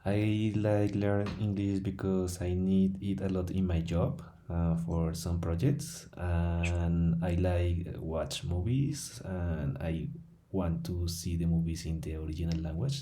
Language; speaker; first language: English; non-native, learner; Spanish